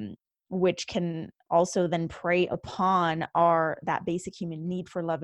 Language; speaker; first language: English; native; English